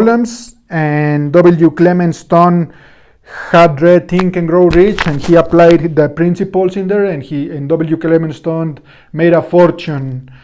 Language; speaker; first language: English; non-native, fluent; Spanish